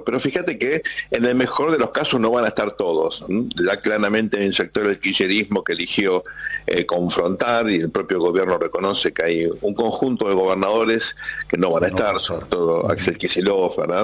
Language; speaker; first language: Spanish; native; Spanish